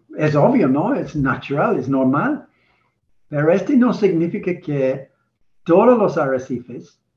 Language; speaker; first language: Spanish; non-native, learner; English